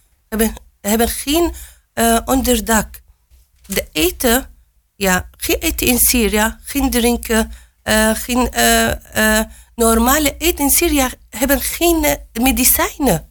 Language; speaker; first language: Dutch; non-native, learner; Arabic